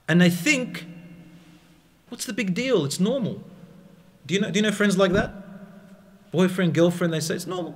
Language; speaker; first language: English; native; English